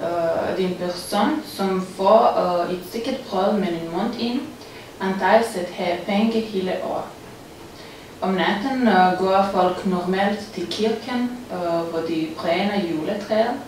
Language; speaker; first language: Danish; non-native, learner; Serbian